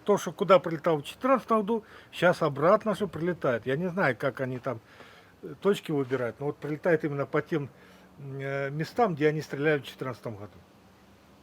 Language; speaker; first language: Russian; native; Russian